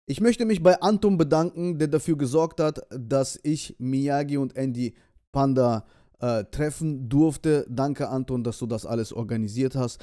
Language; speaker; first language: German; early bilingual, other home language; Russian